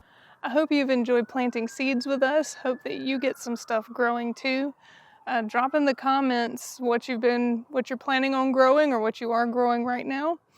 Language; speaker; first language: English; native; English